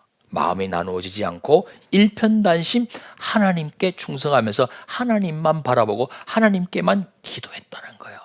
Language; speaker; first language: Korean; native; Korean